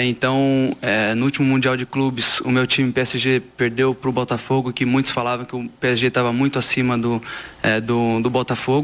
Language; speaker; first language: Portuguese; native; Portuguese